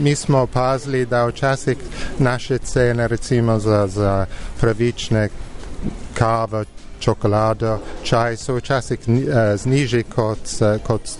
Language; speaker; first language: Slovenian; non-native, fluent; English